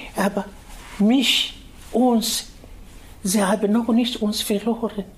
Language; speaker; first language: German; non-native, fluent; Swahili